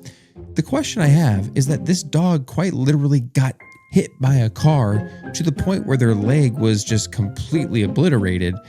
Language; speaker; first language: English; native; English